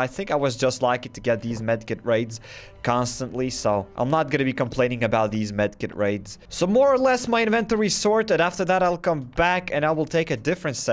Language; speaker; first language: English; non-native, fluent; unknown